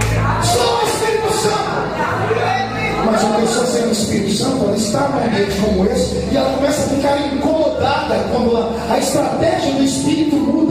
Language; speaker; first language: Portuguese; native; Portuguese